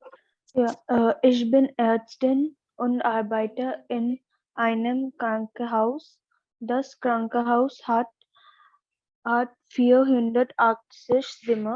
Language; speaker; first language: German; non-native, learner; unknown